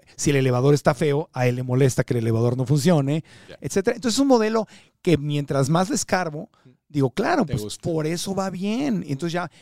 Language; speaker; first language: Spanish; native; Spanish